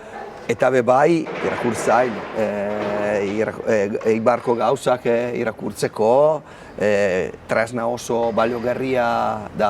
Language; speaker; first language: Basque; non-native, learner; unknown